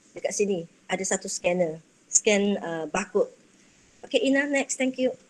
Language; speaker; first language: Malay; non-native, local second language; Chinese